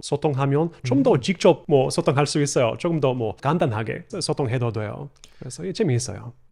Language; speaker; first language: Korean; non-native, fluent; English